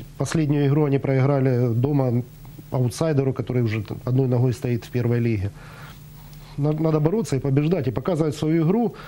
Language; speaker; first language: Russian; native; Russian